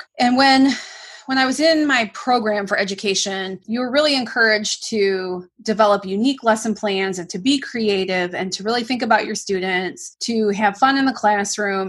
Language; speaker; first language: English; native; English